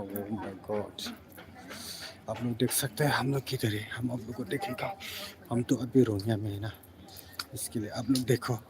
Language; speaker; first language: Hindi; non-native, local second language; Bodo